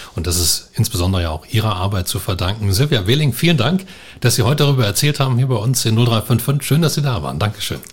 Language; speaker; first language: German; native; German